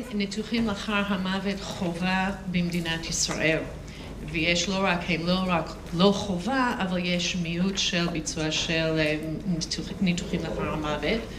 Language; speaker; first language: Hebrew; non-native, fluent; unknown